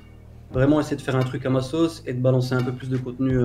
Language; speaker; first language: French; native; French